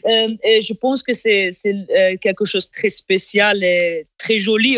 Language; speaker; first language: French; non-native, local second language; German